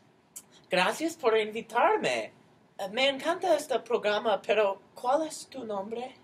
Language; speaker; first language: Spanish; non-native, learner; English